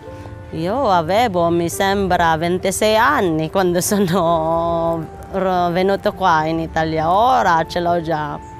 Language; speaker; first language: Italian; non-native, learner; Filipino